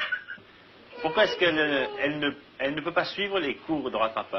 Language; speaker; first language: French; native; French